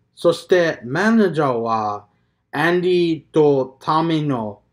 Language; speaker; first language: Japanese; non-native, learner; English